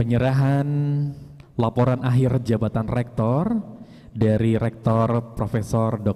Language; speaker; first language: Indonesian; native; Indonesian